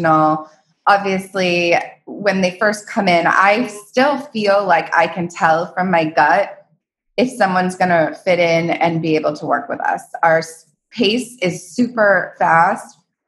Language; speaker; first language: English; native; English